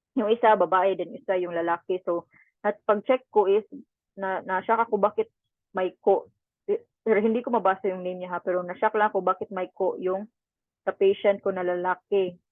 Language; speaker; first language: Filipino; non-native, local second language; Cebuano